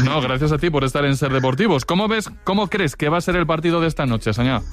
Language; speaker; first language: Spanish; native; Spanish